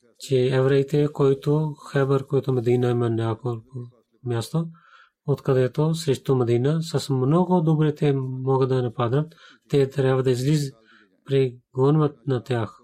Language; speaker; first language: Bulgarian; non-native, learner; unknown